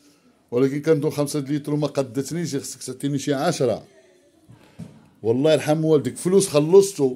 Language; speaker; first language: Arabic; native; Arabic